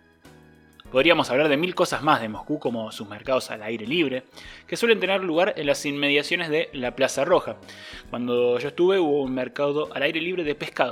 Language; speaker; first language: Spanish; native; Spanish